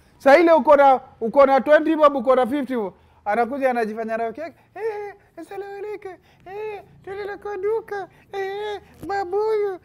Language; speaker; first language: Swahili; native; Swahili